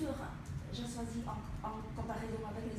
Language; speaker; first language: French; non-native, learner; Vietnamese